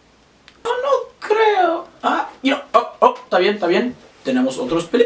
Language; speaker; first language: Spanish; non-native, learner; English